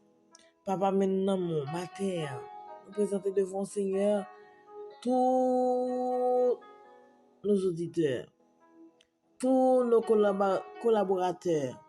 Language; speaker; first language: French; non-native, local second language; Haitian Creole